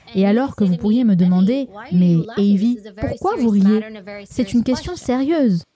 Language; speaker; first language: French; non-native, fluent; Greek